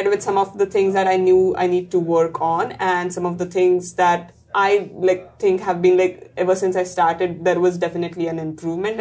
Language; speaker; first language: English; non-native, local second language; Marathi